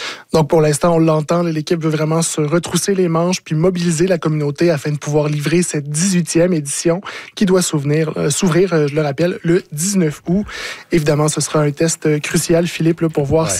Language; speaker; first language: French; native; French